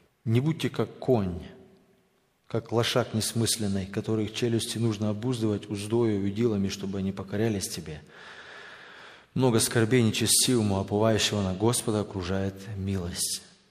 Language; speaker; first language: Russian; native; Russian